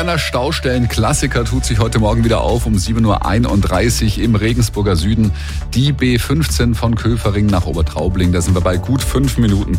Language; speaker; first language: German; native; German